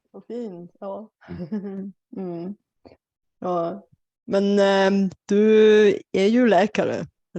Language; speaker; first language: Swedish; non-native, fluent; Bulgarian